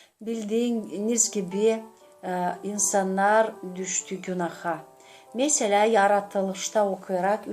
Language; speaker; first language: Turkish; non-native, learner; Gagauz